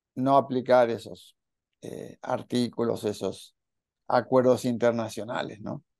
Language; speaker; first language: Spanish; native; Spanish